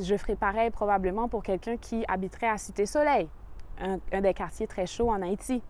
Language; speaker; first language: French; native; French